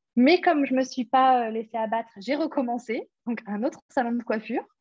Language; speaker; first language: French; early bilingual, other home language; English